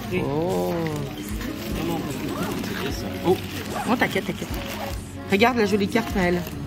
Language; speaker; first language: French; native; French